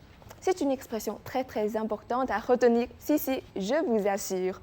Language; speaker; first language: French; non-native, fluent; Chinese